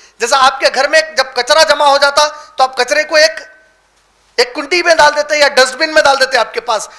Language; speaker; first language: Urdu; native; Urdu